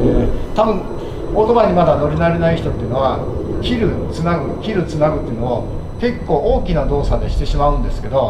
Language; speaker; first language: Japanese; native; Japanese